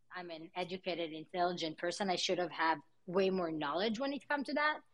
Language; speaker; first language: English; early bilingual, other home language; Hebrew